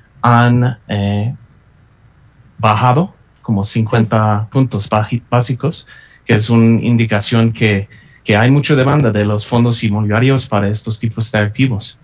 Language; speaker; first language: Spanish; non-native, fluent; English